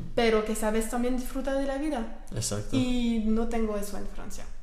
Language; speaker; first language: Spanish; non-native, fluent; French